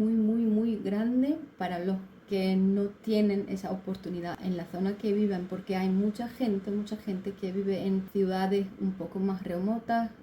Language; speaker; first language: Spanish; non-native, fluent; Turkish